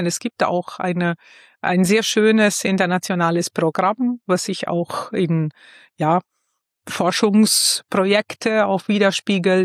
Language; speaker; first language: German; non-native, fluent; Italian